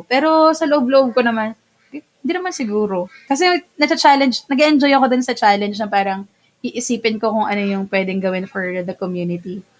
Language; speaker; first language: Filipino; non-native, local second language; Bikol